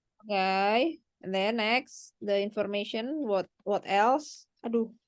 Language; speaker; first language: English; non-native, learner; Indonesian